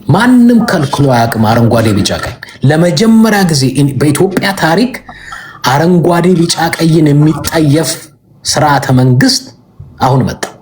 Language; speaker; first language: Amharic; native; Amharic